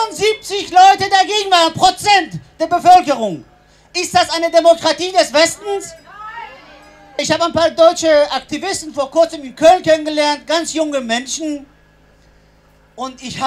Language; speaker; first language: German; non-native, fluent; Persian